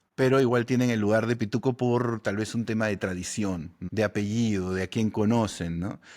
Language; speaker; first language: Spanish; native; Spanish